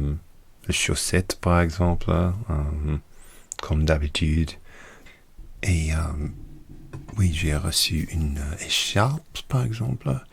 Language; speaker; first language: French; non-native, learner; English